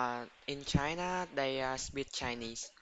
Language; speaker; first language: English; non-native, learner; Vietnamese